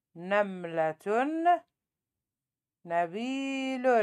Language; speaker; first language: Arabic; native; Arabic